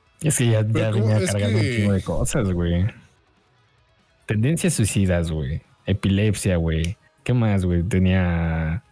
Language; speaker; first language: Spanish; native; Spanish